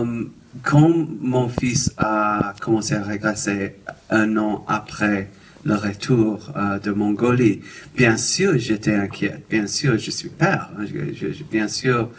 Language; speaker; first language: French; non-native, fluent; English